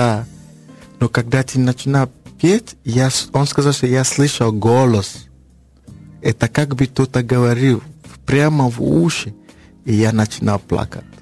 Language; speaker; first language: Russian; non-native, learner; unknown